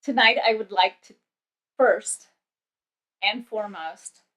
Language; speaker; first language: English; early bilingual, other home language; Punjabi